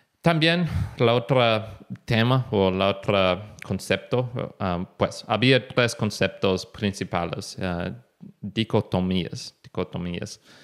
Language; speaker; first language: Spanish; non-native, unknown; English